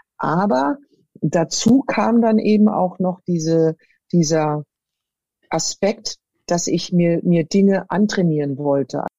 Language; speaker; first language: German; native; German